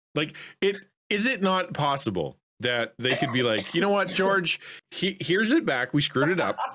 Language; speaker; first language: English; native; English